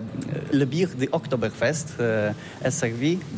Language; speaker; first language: French; non-native, learner; Polish